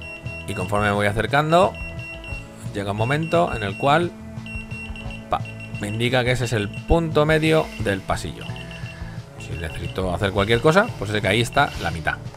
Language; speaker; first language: Spanish; native; Spanish